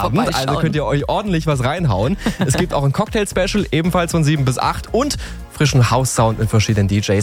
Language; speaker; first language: German; native; German